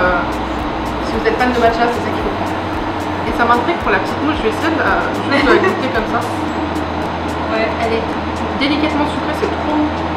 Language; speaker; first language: French; native; French